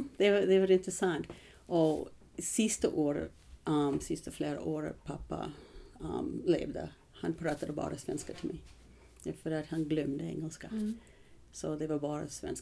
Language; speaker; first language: Swedish; early bilingual, heritage; English